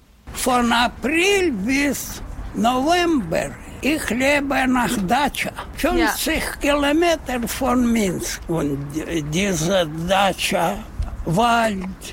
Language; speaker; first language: German; non-native, learner; Russian